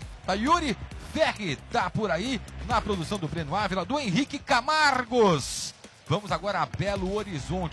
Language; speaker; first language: Portuguese; native; Portuguese